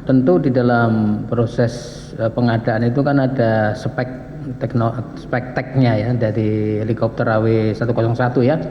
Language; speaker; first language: Indonesian; native; Indonesian